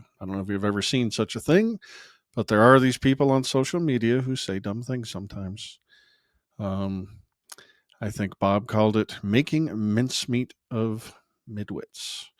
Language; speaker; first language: English; native; English